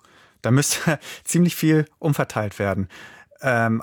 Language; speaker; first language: German; native; German